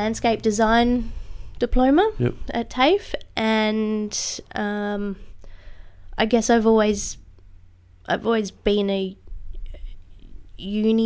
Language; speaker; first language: English; native; English